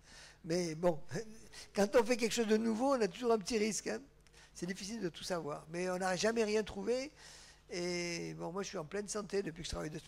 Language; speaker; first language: French; native; French